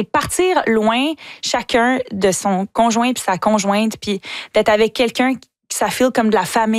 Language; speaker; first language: French; native; French